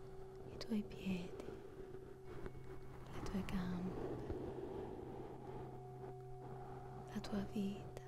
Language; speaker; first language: Italian; native; Italian